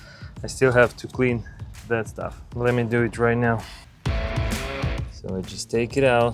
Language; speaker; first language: English; non-native, fluent; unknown